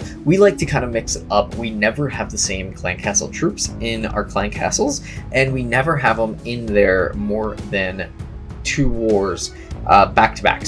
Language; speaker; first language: English; native; English